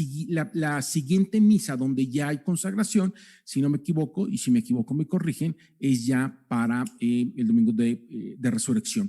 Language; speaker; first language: Spanish; native; Spanish